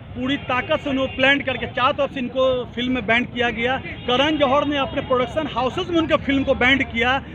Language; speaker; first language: Hindi; native; Hindi